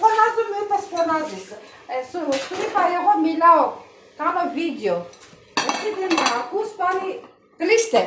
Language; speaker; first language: Greek; non-native, learner; Armenian